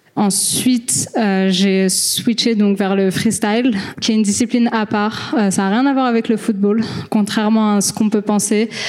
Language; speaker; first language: French; native; French